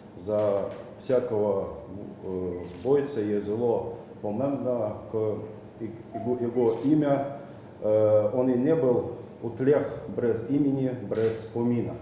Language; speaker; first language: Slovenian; non-native, learner; Russian